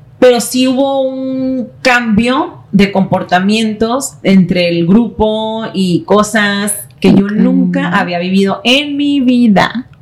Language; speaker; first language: Spanish; native; Spanish